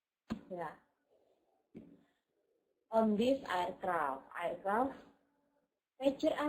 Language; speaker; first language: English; non-native, fluent; Indonesian